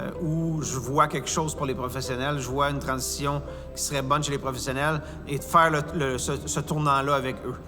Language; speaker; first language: French; native; French